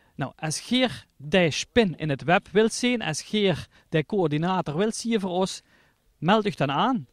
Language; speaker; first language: Dutch; native; Dutch